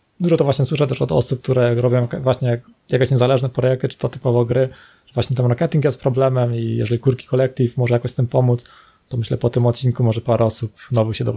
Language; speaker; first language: Polish; native; Polish